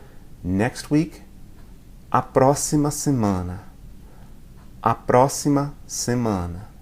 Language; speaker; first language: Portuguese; non-native, fluent; English